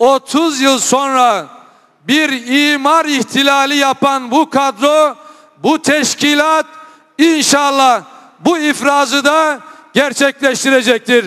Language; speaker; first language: Turkish; native; Turkish